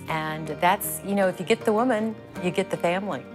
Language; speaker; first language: English; native; English